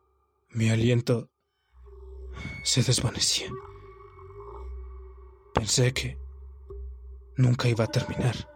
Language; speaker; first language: Spanish; native; Spanish